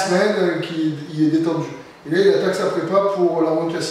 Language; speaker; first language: French; native; French